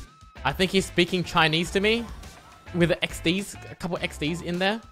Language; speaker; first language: English; native; English